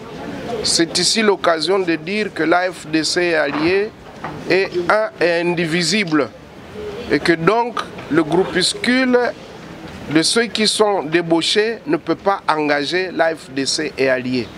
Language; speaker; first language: French; non-native, local second language; Lingala